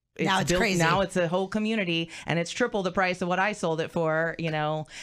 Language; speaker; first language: English; native; English